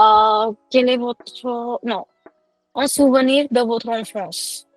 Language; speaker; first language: French; non-native, fluent; Hindi